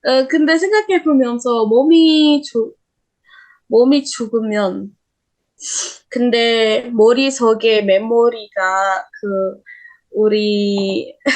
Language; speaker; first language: Korean; non-native, learner; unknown